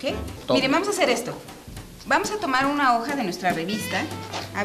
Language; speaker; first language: Spanish; native; Spanish